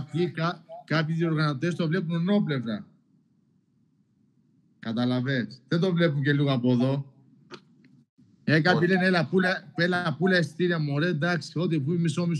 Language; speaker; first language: Greek; non-native, local second language; Albanian